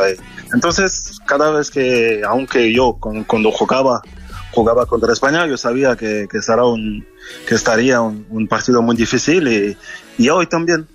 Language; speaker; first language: Spanish; non-native, learner; French